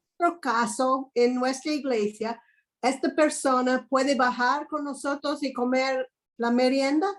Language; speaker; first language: Spanish; non-native, fluent; English